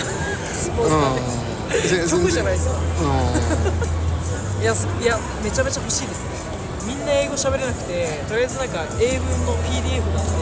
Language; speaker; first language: Japanese; native; Japanese